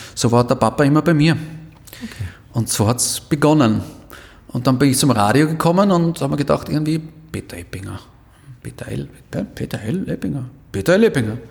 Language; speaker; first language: German; native; German